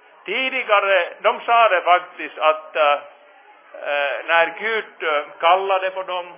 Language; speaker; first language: Swedish; non-native, fluent; Finnish